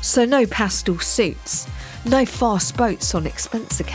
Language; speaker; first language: English; native; English